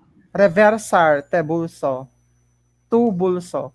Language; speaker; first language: Spanish; non-native, learner; Filipino